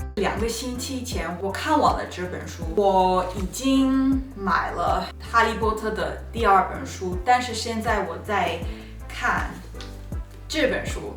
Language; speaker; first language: Chinese; non-native, learner; Spanish